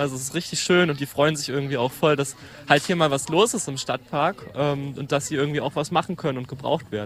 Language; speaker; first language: German; native; German